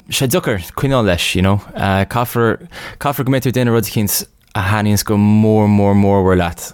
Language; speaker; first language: Irish; non-native, local second language; English